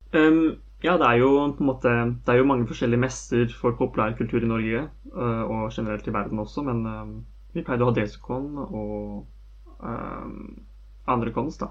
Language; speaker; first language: Norwegian; native; Norwegian